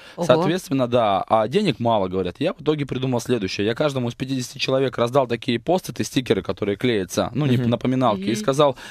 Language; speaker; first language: Russian; native; Russian